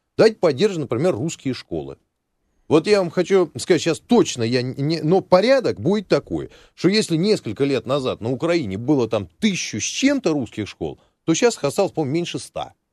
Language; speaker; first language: Russian; native; Russian